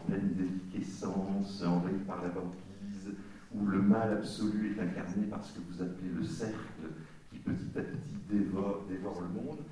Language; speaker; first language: French; native; French